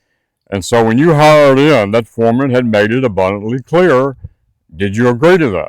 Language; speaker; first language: English; native; English